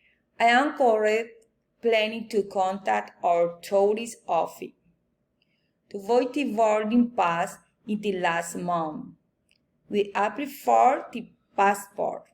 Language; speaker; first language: English; non-native, learner; Spanish